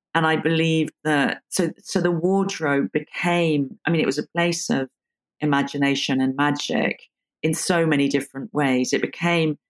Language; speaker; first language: English; native; English